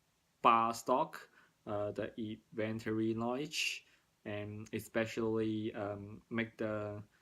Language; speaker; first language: English; non-native, learner; Cantonese